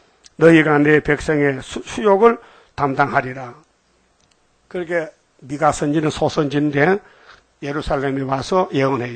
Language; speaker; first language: Korean; native; Korean